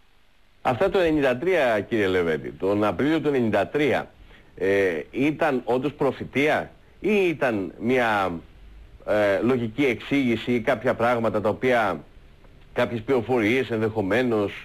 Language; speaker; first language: Greek; native; Greek